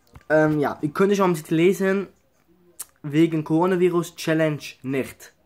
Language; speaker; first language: German; early bilingual, other home language; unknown